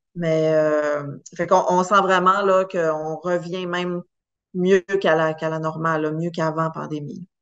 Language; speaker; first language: French; native; French